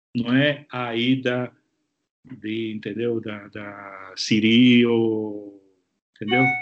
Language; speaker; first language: Portuguese; non-native, fluent; Italian